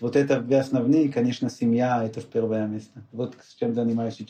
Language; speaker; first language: Russian; non-native, learner; Hebrew